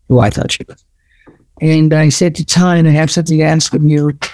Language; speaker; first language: English; native; English